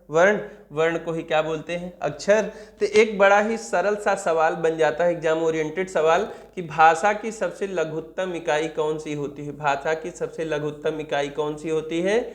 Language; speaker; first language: Hindi; native; Hindi